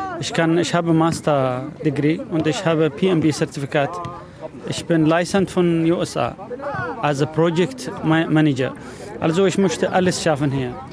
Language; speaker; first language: German; non-native, learner; Arabic